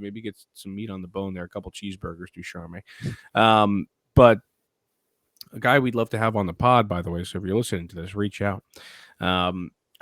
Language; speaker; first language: English; native; English